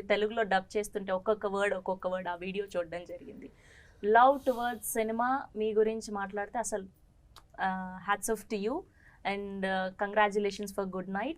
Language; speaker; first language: Telugu; native; Telugu